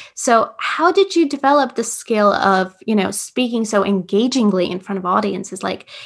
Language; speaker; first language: English; non-native, fluent; Latvian